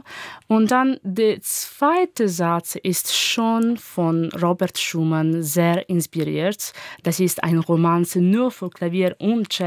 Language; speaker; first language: German; non-native, learner; Italian